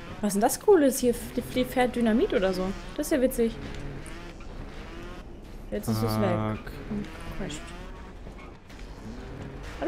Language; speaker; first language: German; native; German